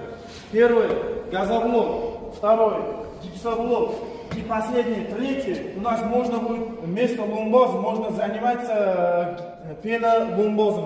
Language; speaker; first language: Russian; non-native, fluent; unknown